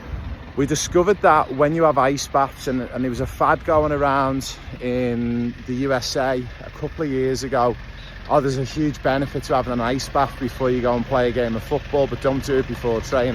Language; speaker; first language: English; native; English